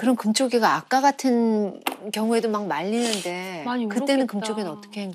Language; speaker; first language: Korean; native; Korean